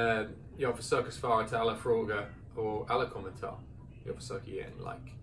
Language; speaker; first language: Swedish; non-native, fluent; English